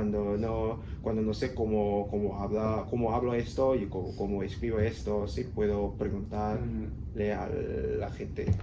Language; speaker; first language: Spanish; non-native, learner; Cantonese